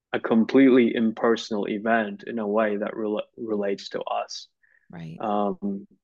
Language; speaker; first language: English; non-native, fluent; Turkish